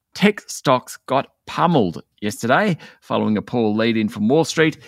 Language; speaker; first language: English; native; English